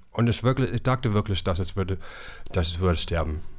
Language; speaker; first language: German; non-native, learner; English